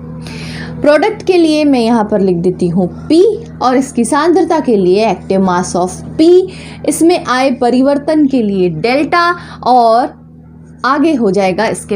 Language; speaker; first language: Hindi; native; Hindi